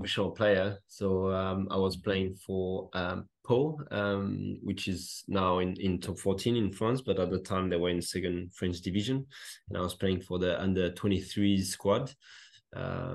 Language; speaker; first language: English; non-native, fluent; French